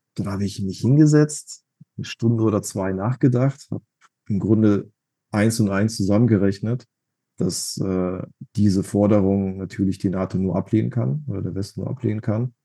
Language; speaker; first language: German; non-native, fluent; Russian